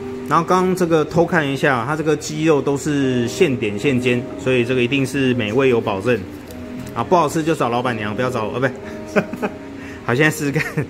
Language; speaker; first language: Chinese; native; Chinese